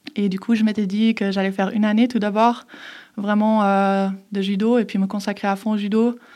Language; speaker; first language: French; early bilingual, other home language; German